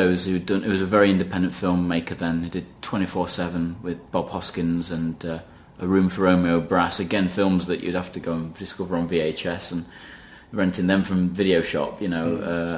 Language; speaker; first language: English; native; English